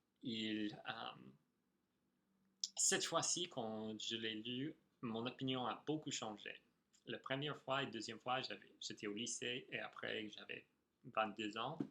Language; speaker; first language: French; non-native, fluent; English